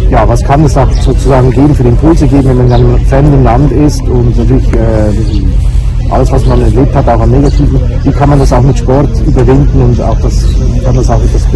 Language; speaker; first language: German; native; German